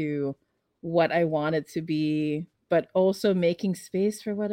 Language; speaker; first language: English; non-native, local second language; Filipino